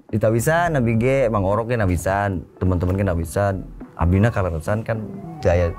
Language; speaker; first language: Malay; non-native, local second language; Sundanese